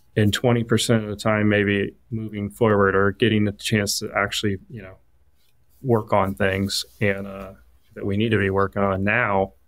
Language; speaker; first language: English; native; English